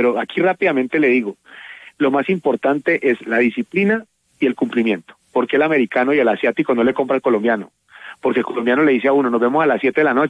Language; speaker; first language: Spanish; native; Spanish